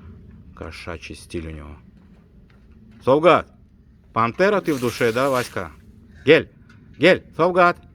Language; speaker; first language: Russian; native; Russian